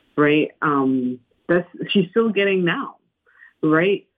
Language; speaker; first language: English; non-native, fluent; Spanish